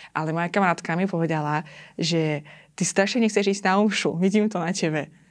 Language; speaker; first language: Slovak; non-native, fluent; Azerbaijani